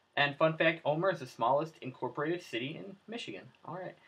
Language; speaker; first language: English; native; English